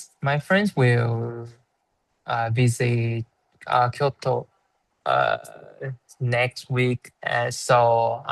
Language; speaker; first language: English; non-native, learner; Chinese